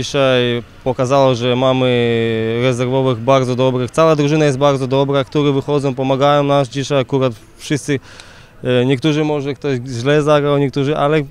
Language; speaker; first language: Polish; non-native, fluent; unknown